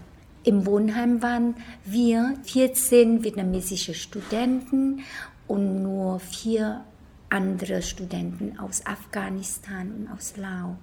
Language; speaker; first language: German; non-native, fluent; Vietnamese